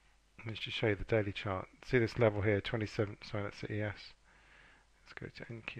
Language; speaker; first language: English; native; English